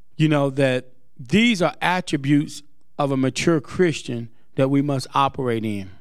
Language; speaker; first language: English; native; English